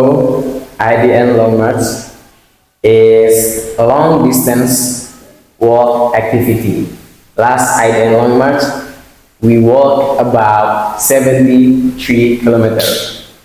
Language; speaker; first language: English; non-native, learner; Indonesian